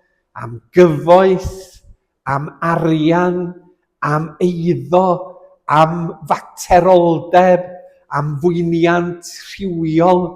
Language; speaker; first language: Welsh; native; Welsh